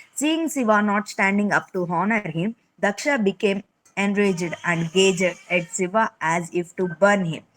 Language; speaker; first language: English; non-native, local second language; Telugu